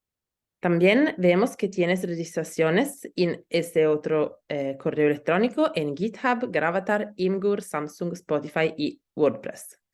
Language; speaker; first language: Spanish; non-native, learner; Italian